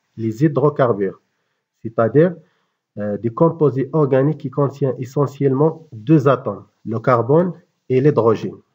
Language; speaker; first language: French; non-native, local second language; Arabic